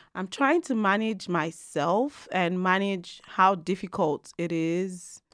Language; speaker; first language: English; non-native, local second language; Igbo